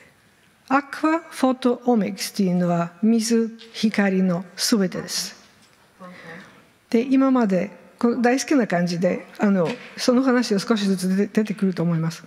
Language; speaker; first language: Japanese; non-native, fluent; Bulgarian